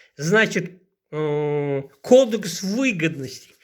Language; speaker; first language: Russian; non-native, local second language; Kazakh